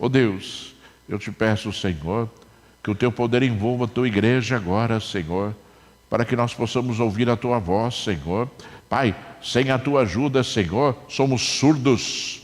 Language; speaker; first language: Portuguese; native; Portuguese